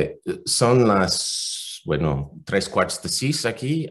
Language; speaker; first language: Catalan; non-native, fluent; English